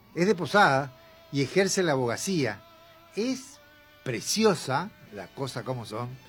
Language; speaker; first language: Spanish; native; Spanish